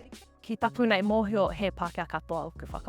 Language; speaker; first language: Māori; non-native, local second language; English